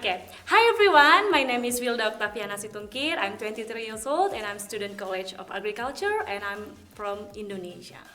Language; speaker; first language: English; non-native, learner; Indonesian